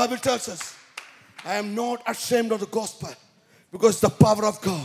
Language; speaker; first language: English; non-native, local second language; Malayalam